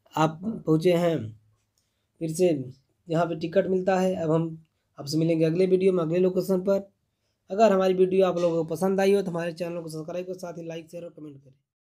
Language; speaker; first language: Hindi; native; Hindi